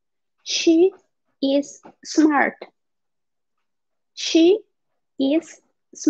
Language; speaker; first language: English; non-native, fluent; Spanish